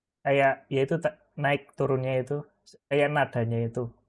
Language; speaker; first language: Indonesian; native; Indonesian